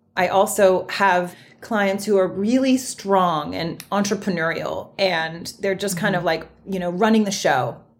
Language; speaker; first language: English; native; English